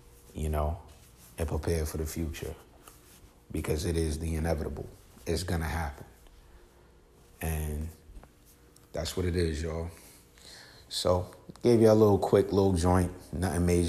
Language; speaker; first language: English; native; English